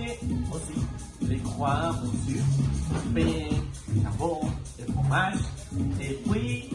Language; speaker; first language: French; non-native, learner; Spanish